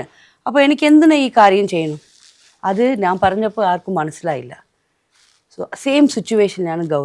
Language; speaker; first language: Malayalam; non-native, local second language; Tamil